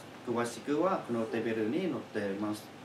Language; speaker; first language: Japanese; non-native, learner; Chinese